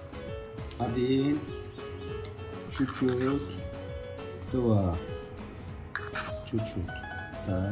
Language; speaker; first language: Russian; non-native, learner; Turkish